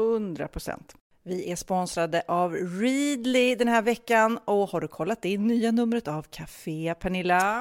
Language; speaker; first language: Swedish; native; Swedish